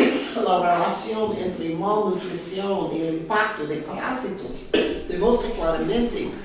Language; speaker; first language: Spanish; non-native, fluent; Portuguese